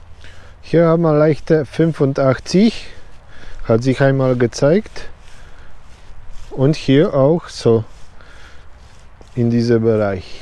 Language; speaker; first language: German; non-native, learner; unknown